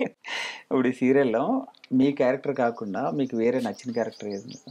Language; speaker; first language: Telugu; native; Telugu